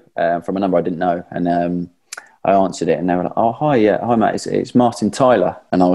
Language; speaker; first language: English; native; English